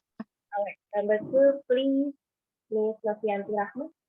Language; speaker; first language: English; non-native, learner; Indonesian